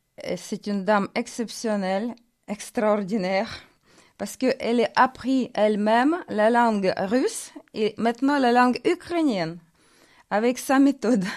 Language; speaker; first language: French; non-native, fluent; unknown